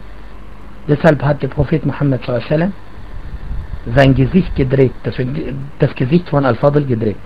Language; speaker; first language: German; non-native, fluent; Arabic